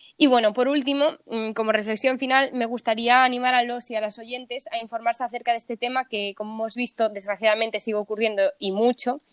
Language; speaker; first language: Spanish; native; Spanish